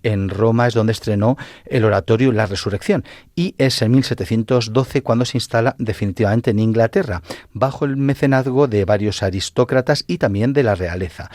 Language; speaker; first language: Spanish; native; Spanish